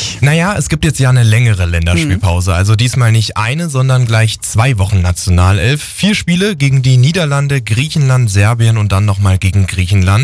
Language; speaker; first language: German; native; German